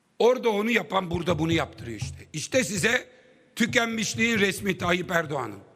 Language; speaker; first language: Turkish; native; Turkish